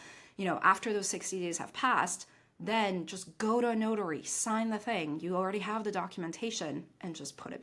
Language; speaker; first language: English; native; English